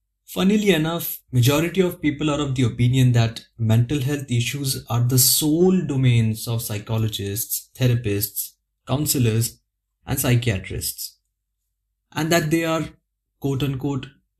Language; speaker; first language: English; non-native, local second language; Hindi